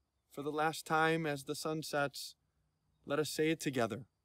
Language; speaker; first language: English; early bilingual, other home language; Lithuanian